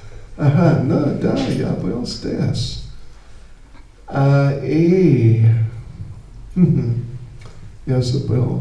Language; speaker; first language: Russian; non-native, learner; English